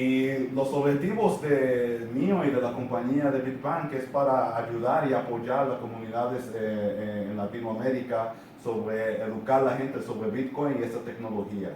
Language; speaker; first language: Spanish; non-native, fluent; English